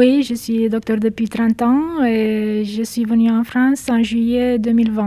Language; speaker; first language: French; non-native, fluent; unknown